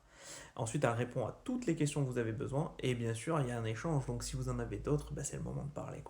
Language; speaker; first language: French; native; French